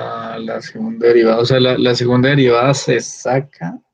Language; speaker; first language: Spanish; native; Spanish